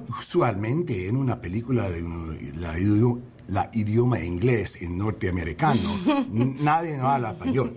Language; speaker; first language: Spanish; non-native, learner; English